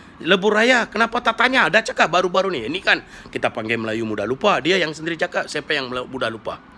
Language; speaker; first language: Malay; non-native, local second language; Tamil